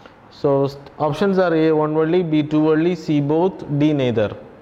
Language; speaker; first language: English; non-native, local second language; Tamil